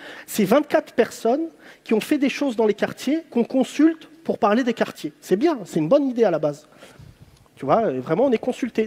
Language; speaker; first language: French; native; French